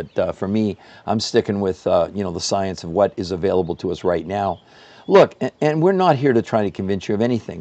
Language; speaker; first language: English; native; English